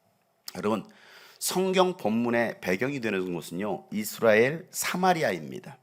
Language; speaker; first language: Korean; native; Korean